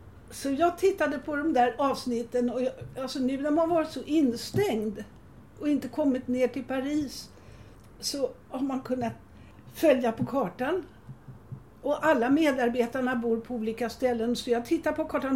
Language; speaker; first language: Swedish; native; Swedish